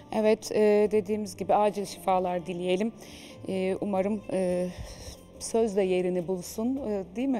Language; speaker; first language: Turkish; native; Turkish